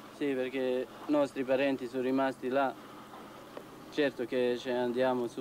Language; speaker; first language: Italian; non-native, learner; Croatian